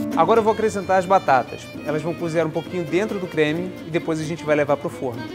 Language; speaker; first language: Portuguese; native; Portuguese